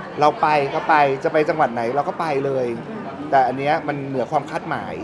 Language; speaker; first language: Thai; native; Thai